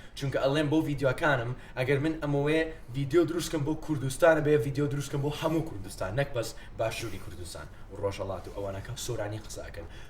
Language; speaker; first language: Central Kurdish; non-native, fluent; English